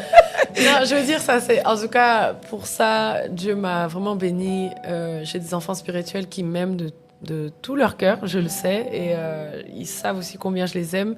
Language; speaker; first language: French; native; French